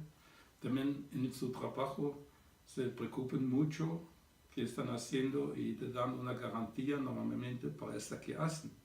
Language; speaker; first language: Spanish; non-native, fluent; German